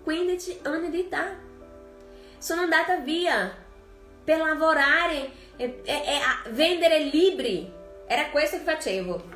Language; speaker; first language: Italian; non-native, fluent; Portuguese